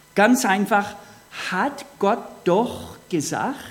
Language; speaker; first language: German; non-native, fluent; English